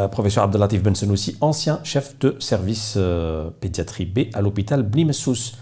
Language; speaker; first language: French; non-native, local second language; Arabic